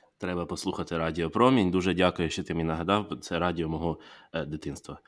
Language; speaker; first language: Ukrainian; native; Ukrainian